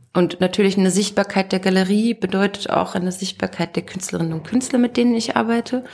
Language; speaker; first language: German; native; German